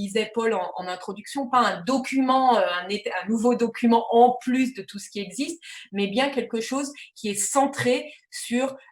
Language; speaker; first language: French; native; French